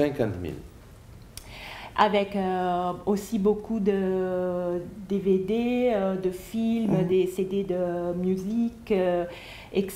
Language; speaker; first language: French; non-native, fluent; Italian